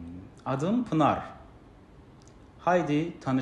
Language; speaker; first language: Turkish; non-native, fluent; Kazakh